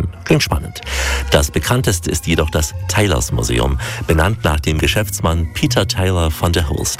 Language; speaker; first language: German; native; German